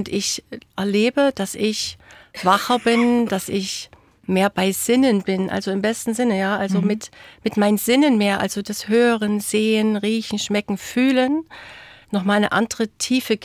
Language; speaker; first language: German; native; German